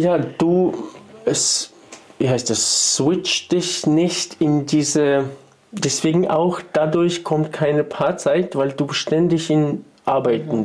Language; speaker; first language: German; non-native, fluent; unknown